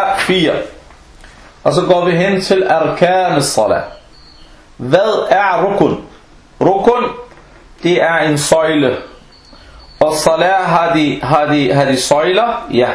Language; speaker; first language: Danish; non-native, fluent; Arabic